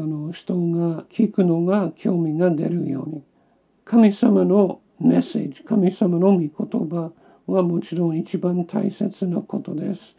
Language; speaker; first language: Japanese; non-native, learner; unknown